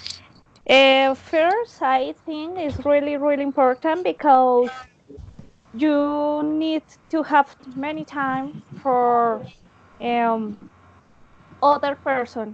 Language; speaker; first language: English; non-native, learner; Spanish